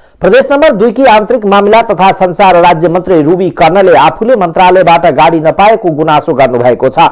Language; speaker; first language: Nepali; non-native, local second language; Maithili